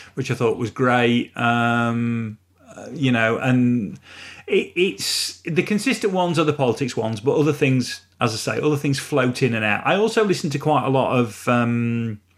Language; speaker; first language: English; native; English